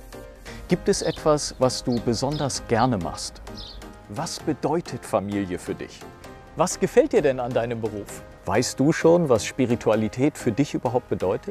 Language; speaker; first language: German; native; German